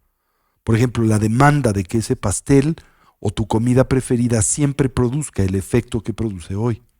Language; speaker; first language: Spanish; native; Spanish